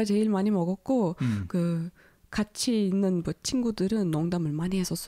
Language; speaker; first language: Korean; non-native, fluent; Turkish